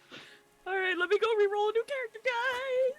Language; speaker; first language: English; native; English